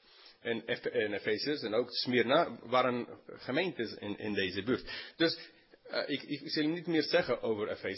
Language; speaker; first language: Dutch; non-native, fluent; English